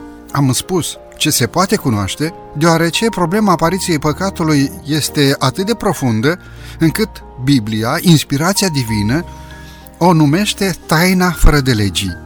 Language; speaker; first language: Romanian; native; Romanian